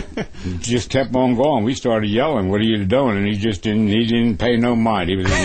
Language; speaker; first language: English; native; English